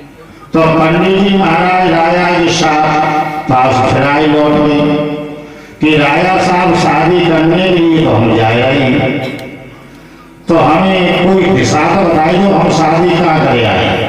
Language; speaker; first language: Hindi; native; Hindi